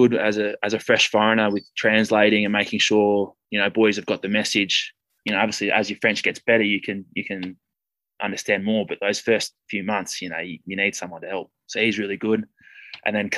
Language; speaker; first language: English; native; English